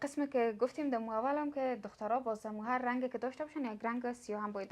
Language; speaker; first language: Persian; native; Persian